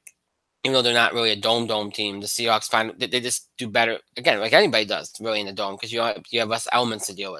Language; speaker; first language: English; native; English